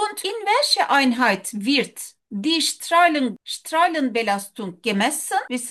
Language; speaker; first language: German; non-native, learner; Turkish